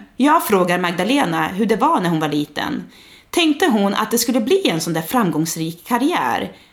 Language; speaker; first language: Swedish; early bilingual, other home language; Portuguese